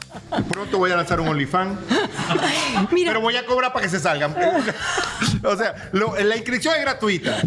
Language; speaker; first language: Spanish; native; Spanish